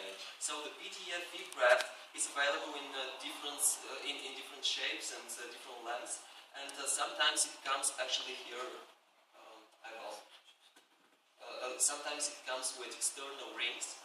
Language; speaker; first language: English; non-native, fluent; Bulgarian